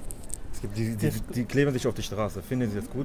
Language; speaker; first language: German; non-native, fluent; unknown